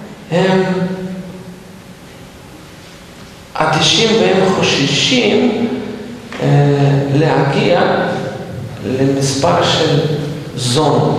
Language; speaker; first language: Hebrew; non-native, fluent; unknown